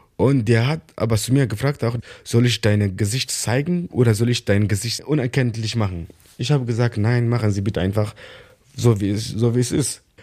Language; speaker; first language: German; non-native, learner; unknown